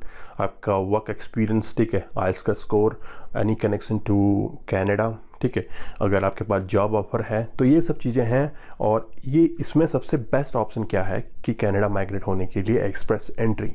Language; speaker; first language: Hindi; native; Hindi